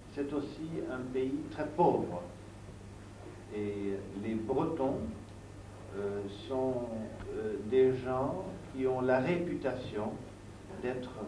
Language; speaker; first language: French; non-native, fluent; German